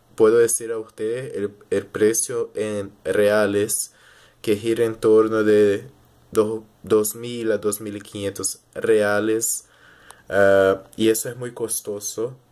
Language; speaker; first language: Spanish; early bilingual, heritage; Portuguese